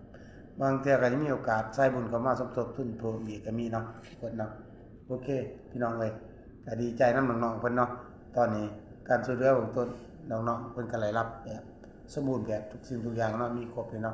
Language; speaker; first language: Thai; non-native, local second language; Northeastern Thai